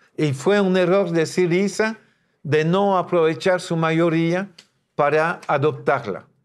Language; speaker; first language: Spanish; non-native, fluent; French